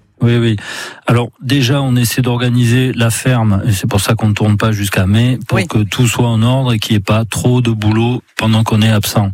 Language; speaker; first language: French; native; French